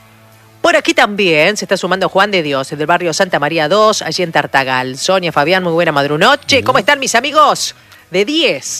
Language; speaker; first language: Spanish; native; Spanish